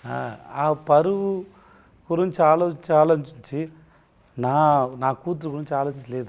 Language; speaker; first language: Telugu; non-native, learner; Tamil